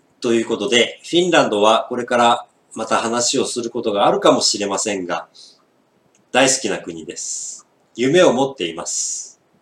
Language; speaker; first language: Japanese; native; Japanese